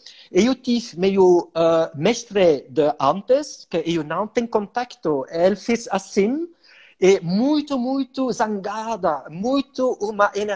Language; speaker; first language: Portuguese; non-native, learner; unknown